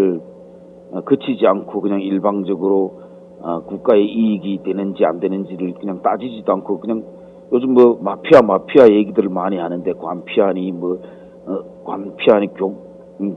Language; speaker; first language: Korean; native; Korean